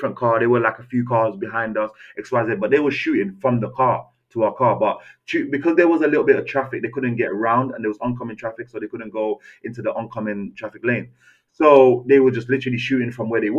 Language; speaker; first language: English; native; English